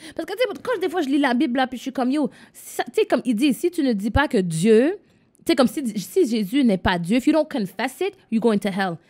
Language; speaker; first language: French; non-native, local second language; English